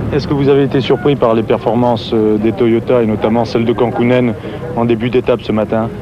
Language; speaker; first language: French; native; French